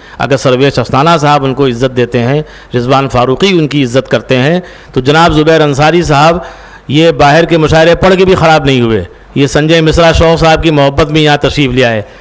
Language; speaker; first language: Urdu; native; Urdu